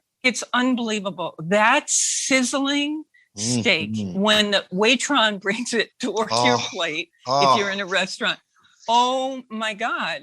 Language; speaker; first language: English; native; English